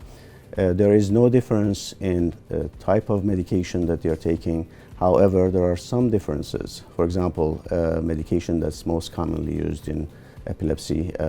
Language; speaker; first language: English; non-native, fluent; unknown